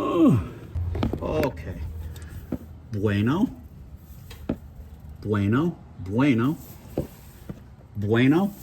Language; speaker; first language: Spanish; non-native, learner; English